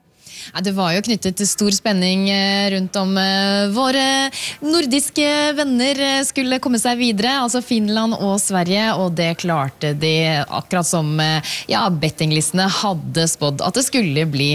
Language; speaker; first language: Norwegian; native; Norwegian